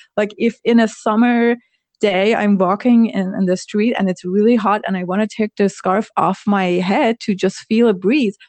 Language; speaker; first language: English; non-native, fluent; Persian